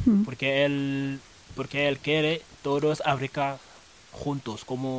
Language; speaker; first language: Spanish; non-native, learner; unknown